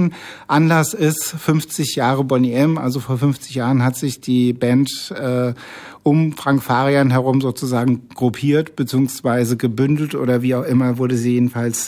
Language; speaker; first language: German; native; German